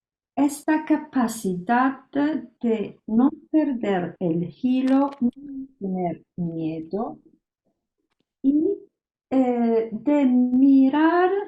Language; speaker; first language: Spanish; non-native, learner; Italian